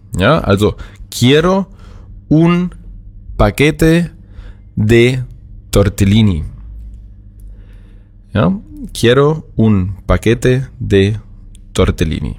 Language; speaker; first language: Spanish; non-native, fluent; German